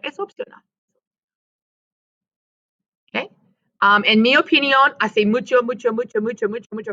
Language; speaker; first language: Spanish; non-native, fluent; English